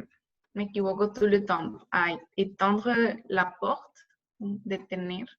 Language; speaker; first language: French; non-native, learner; Spanish